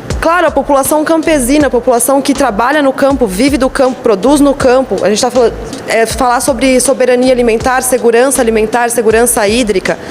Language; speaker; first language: Portuguese; native; Portuguese